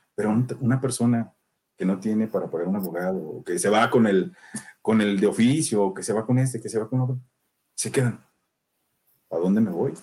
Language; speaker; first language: Spanish; native; Spanish